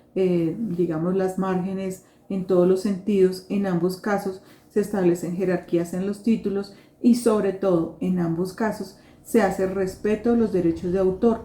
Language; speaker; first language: Spanish; native; Spanish